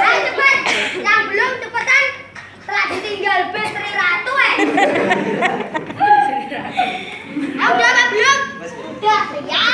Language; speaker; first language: Indonesian; non-native, local second language; Javanese